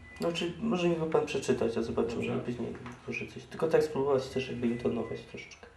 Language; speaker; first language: Polish; native; Polish